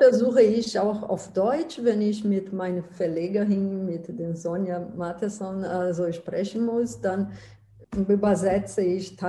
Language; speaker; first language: German; non-native, fluent; Portuguese